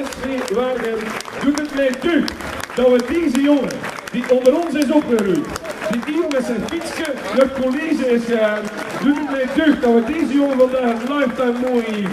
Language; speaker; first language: Dutch; native; Dutch